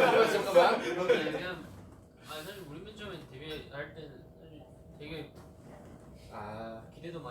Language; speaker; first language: Korean; non-native, fluent; Chinese